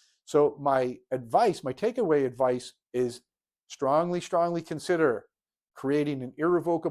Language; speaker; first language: English; native; English